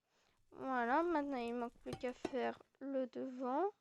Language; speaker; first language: French; native; French